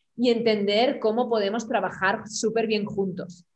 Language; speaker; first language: Spanish; non-native, fluent; German